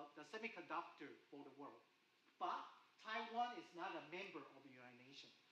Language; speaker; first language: English; non-native, fluent; Chinese